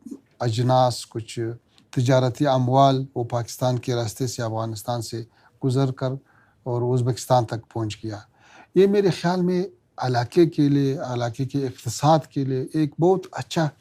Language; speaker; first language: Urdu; non-native, learner; Pashto